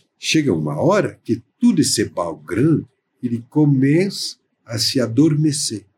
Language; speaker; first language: Portuguese; non-native, fluent; French